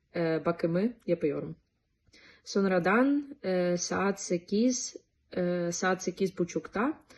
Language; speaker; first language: Turkish; non-native, learner; Ukrainian